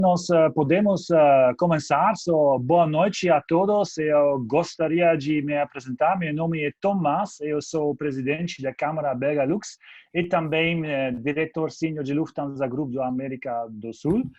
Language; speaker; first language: Portuguese; non-native, fluent; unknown